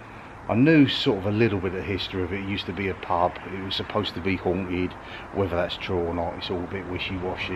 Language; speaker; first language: English; native; English